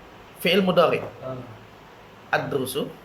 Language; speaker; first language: Arabic; non-native, fluent; Indonesian